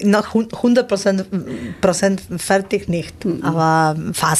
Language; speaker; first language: German; non-native, fluent; Spanish